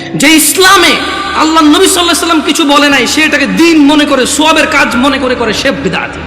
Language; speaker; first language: Bangla; early bilingual, heritage; Bangla